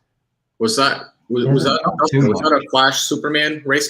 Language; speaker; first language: English; native; English